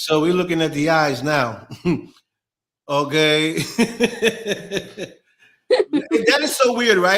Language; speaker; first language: English; native; English